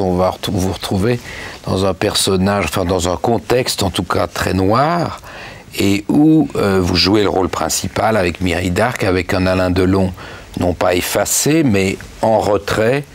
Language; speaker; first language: French; native; French